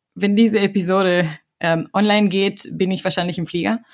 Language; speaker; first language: German; non-native, fluent; Spanish